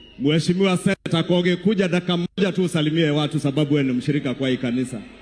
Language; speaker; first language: Swahili; non-native, local second language; Kikuyu